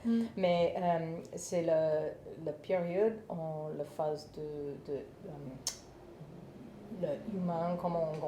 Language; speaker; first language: French; non-native, learner; English